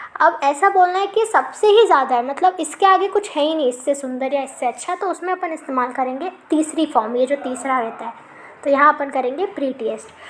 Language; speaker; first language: Hindi; native; Hindi